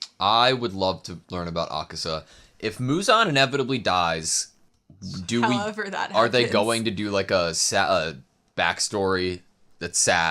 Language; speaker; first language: English; native; English